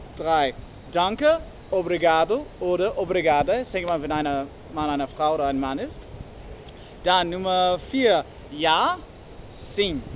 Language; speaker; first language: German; non-native, learner; English